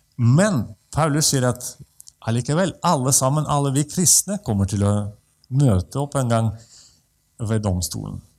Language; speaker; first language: Norwegian; non-native, fluent; Russian